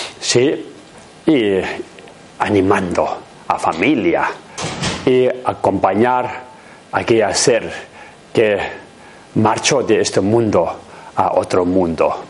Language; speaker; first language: Spanish; non-native, learner; Tibetan